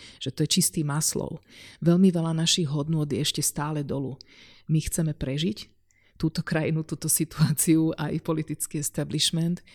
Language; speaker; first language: Slovak; non-native, local second language; Hungarian